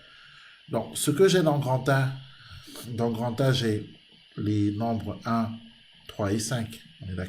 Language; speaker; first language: French; native; French